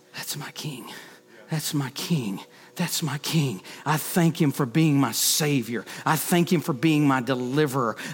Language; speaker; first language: English; native; English